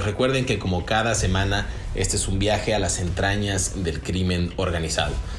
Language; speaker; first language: Spanish; native; Spanish